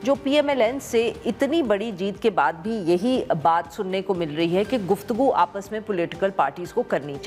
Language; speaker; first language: Urdu; native; Urdu